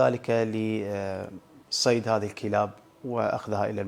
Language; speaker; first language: Arabic; native; Arabic